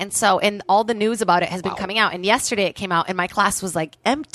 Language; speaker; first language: English; non-native, fluent; Portuguese